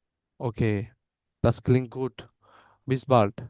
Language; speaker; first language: German; non-native, learner; Bangla